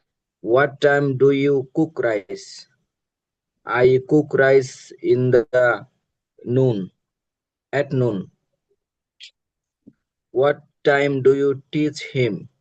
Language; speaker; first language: English; non-native, learner; Bangla